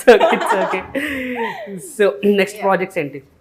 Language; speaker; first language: Telugu; native; Telugu